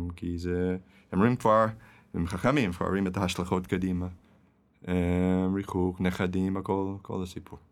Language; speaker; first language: Hebrew; non-native, fluent; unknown